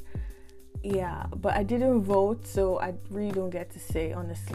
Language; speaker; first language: English; non-native, local second language; Igbo